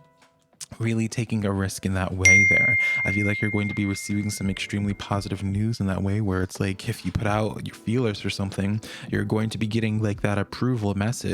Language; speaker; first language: English; native; English